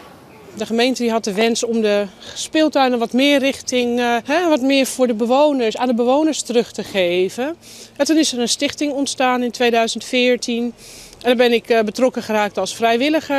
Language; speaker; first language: Dutch; native; Dutch